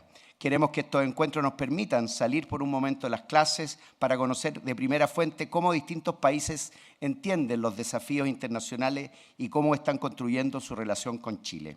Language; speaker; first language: Spanish; native; Spanish